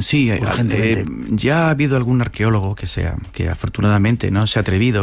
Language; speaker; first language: Spanish; native; Spanish